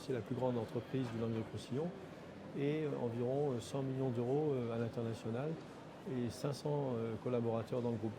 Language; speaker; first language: French; native; French